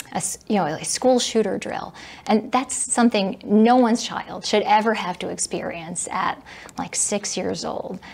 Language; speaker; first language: English; native; English